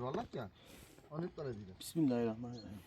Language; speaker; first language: Turkish; native; Turkish